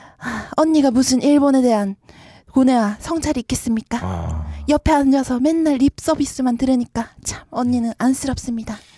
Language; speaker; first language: Korean; native; Korean